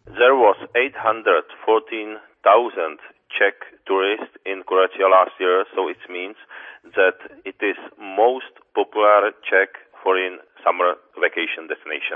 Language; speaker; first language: English; non-native, fluent; Czech